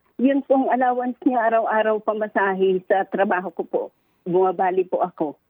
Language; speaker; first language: Filipino; non-native, local second language; Hiligaynon